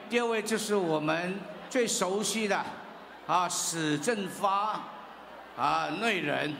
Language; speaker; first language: Chinese; early bilingual, heritage; Chinese